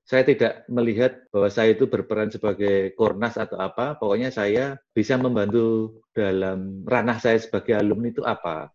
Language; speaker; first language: Indonesian; non-native, local second language; Javanese